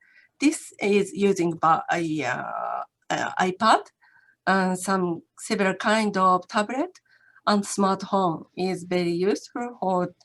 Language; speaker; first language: English; non-native, learner; Japanese